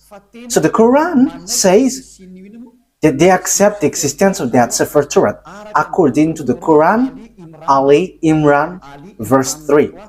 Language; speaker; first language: English; non-native, fluent; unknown